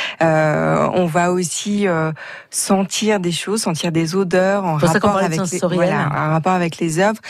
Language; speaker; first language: French; native; French